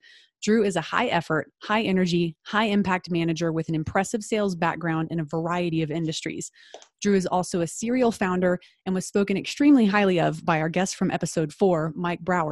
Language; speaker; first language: English; native; English